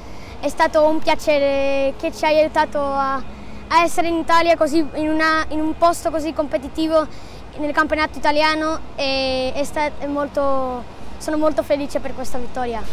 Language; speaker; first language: Italian; non-native, fluent; Spanish